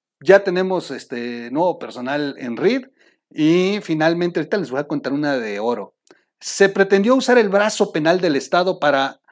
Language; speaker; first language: Spanish; native; Spanish